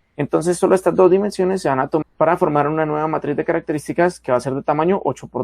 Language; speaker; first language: Spanish; native; Spanish